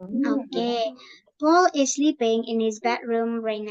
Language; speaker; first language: English; non-native, fluent; Indonesian